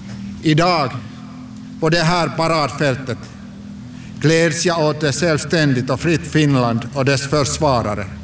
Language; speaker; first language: Swedish; non-native, local second language; Finnish